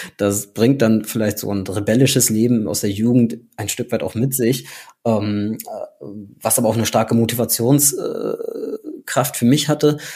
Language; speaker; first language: German; native; German